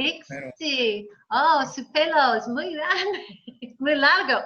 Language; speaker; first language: Spanish; non-native, learner; English